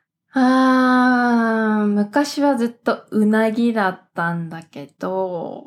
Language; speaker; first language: Japanese; early bilingual, heritage; Japanese